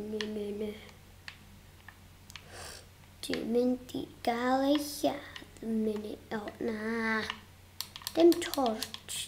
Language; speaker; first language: Welsh; non-native, local second language; English